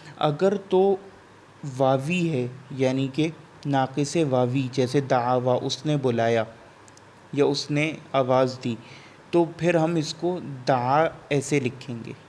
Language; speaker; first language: Urdu; native; Urdu